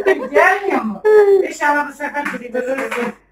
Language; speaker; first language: Turkish; native; Turkish